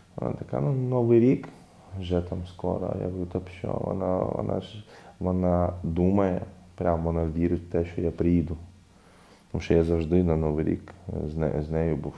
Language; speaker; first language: Ukrainian; non-native, fluent; Arabic